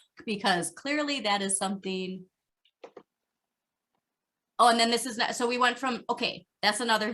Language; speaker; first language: English; native; English